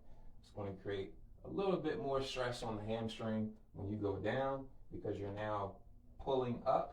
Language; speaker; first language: English; native; English